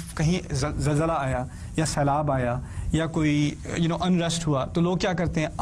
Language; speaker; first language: Urdu; early bilingual, heritage; Urdu